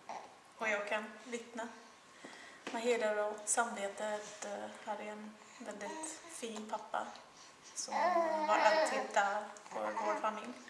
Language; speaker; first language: Swedish; non-native, fluent; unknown